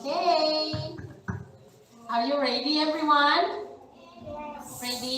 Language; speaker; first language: English; non-native, fluent; Indonesian